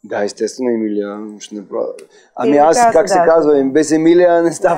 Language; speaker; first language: Bulgarian; non-native, learner; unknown